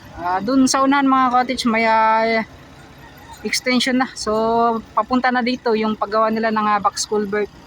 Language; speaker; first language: Filipino; non-native, local second language; Cebuano